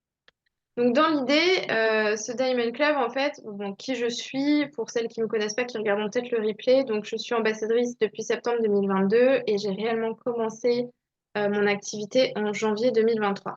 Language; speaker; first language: French; native; French